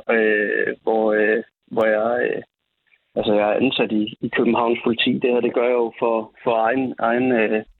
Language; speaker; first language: Danish; native; Danish